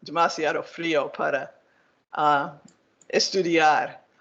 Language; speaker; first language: Spanish; non-native, learner; English